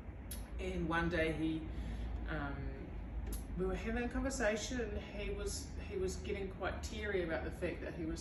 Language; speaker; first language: English; native; English